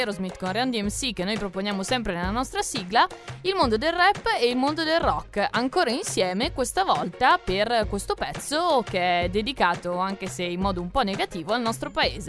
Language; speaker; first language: Italian; native; Italian